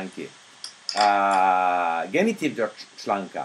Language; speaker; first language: Czech; non-native, learner; English